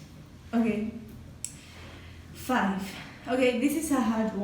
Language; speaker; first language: English; non-native, learner; Spanish